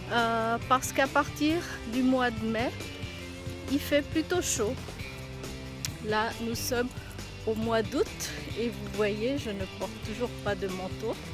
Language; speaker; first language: French; non-native, fluent; Bangla